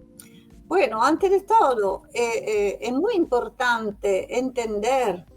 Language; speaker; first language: Spanish; non-native, fluent; Italian